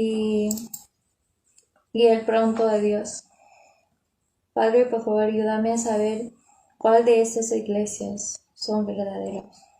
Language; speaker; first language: Spanish; non-native, learner; English